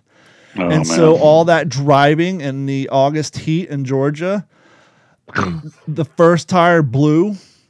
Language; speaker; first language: English; native; English